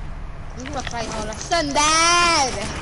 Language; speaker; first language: Swedish; native; Swedish